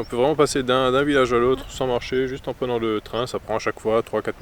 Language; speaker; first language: French; native; French